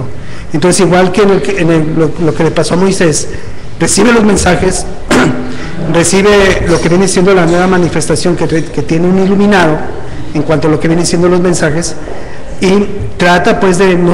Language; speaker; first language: Spanish; native; Spanish